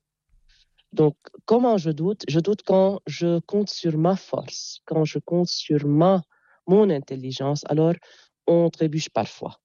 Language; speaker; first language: French; non-native, local second language; Arabic